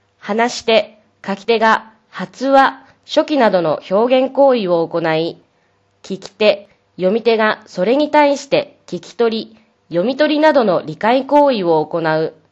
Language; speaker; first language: Japanese; native; Japanese